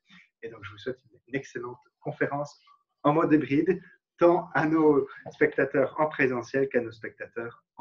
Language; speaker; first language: French; native; French